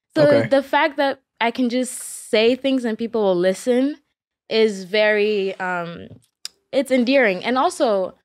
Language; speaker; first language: English; early bilingual, other home language; Akan